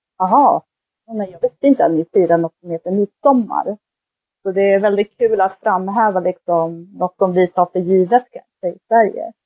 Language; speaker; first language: Swedish; early bilingual, other home language; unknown